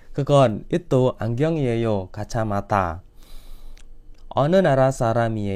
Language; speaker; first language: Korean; non-native, fluent; Indonesian